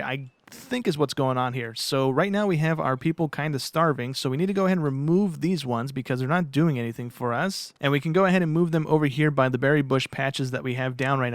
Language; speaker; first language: English; native; English